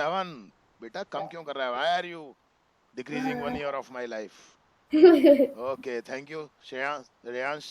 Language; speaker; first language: English; non-native, local second language; Hindi